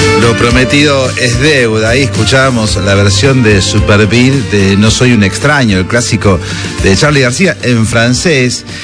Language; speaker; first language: Spanish; native; Spanish